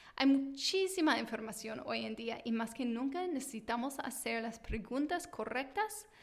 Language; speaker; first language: Spanish; non-native, fluent; English